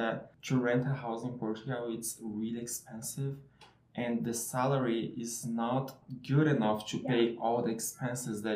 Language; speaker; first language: English; non-native, fluent; Portuguese